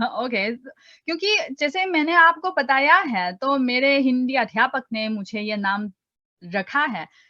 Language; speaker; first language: Hindi; non-native, fluent; Chinese